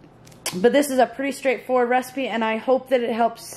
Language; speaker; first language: English; native; English